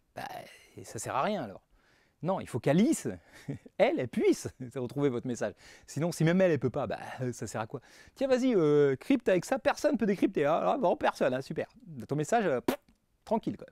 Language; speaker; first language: French; native; French